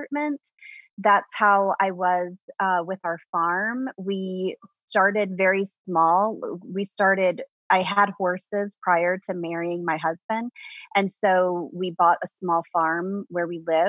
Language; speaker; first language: English; native; English